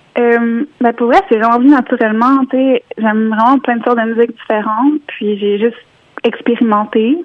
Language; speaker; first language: French; native; French